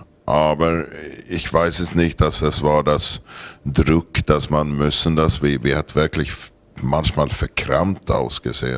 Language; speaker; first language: German; non-native, learner; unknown